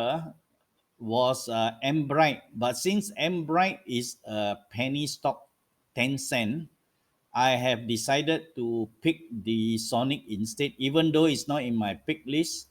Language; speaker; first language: English; non-native, local second language; Malay